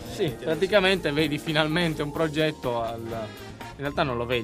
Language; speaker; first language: Italian; native; Italian